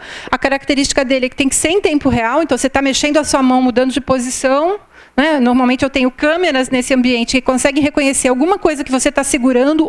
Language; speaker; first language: Portuguese; native; Portuguese